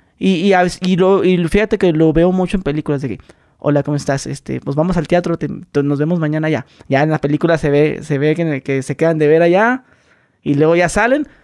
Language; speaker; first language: Spanish; native; Spanish